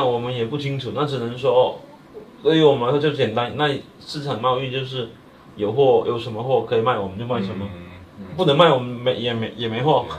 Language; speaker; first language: Chinese; native; Chinese